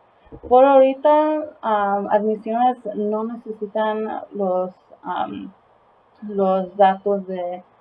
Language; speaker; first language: Spanish; early bilingual, heritage; Spanish